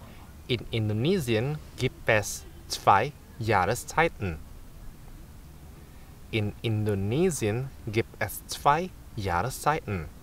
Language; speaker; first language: German; non-native, fluent; Indonesian